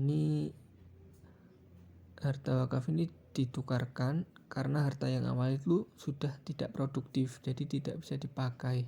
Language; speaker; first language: Indonesian; native; Indonesian